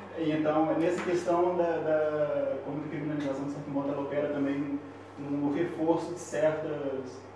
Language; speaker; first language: Portuguese; native; Portuguese